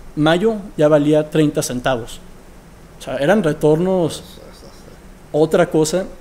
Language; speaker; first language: Spanish; early bilingual, heritage; Spanish